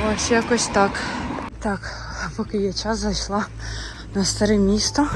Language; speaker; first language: Ukrainian; native; Ukrainian